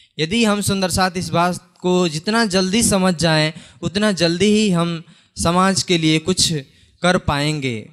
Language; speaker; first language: Hindi; native; Hindi